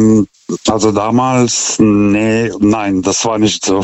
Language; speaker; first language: German; non-native, fluent; Lithuanian